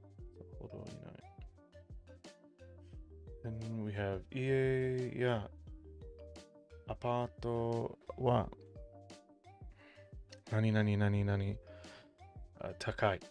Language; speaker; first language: Japanese; non-native, learner; English